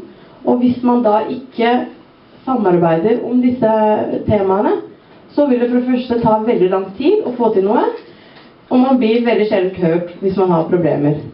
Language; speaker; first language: Norwegian; early bilingual, other home language; Somali